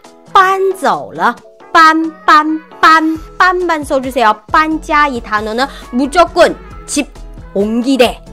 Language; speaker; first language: Korean; non-native, fluent; Chinese